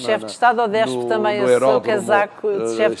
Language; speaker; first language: Portuguese; native; Portuguese